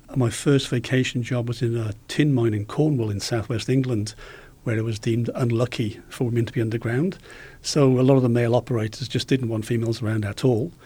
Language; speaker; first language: English; native; English